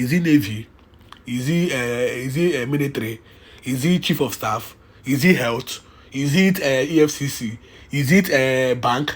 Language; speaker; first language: English; non-native, local second language; Igbo